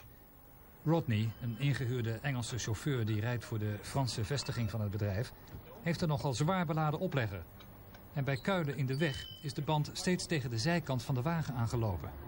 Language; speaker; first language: Dutch; native; Dutch